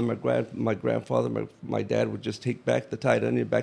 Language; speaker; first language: English; native; English